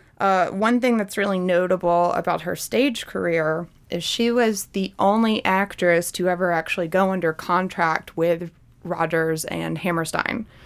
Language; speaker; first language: English; native; English